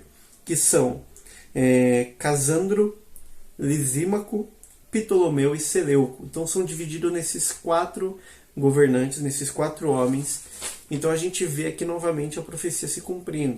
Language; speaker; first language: Portuguese; native; Portuguese